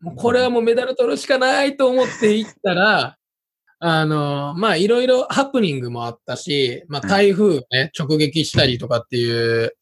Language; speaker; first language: Japanese; native; Japanese